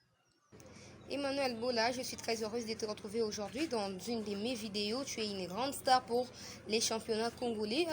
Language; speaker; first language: French; non-native, local second language; Lingala